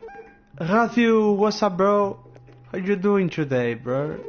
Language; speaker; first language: English; non-native, learner; Romanian